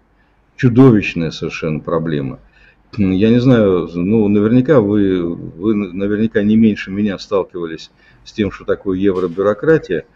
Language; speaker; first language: Russian; native; Russian